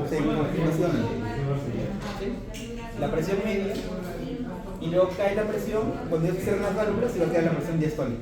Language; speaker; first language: Spanish; native; Spanish